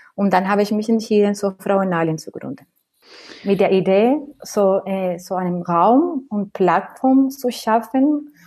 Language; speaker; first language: German; non-native, fluent; Spanish